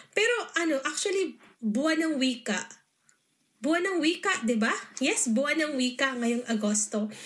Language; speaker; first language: Filipino; native; Filipino